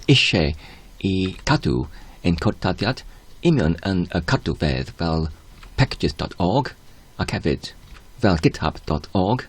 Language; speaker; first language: Welsh; non-native, learner; Polish